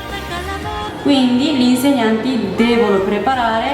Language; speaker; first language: Italian; non-native, fluent; Japanese